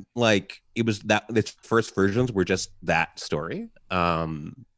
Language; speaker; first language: English; native; English